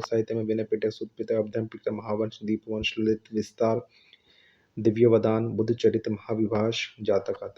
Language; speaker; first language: Hindi; native; Hindi